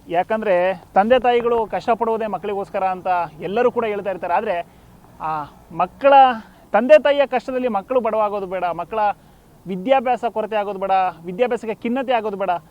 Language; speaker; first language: Kannada; native; Kannada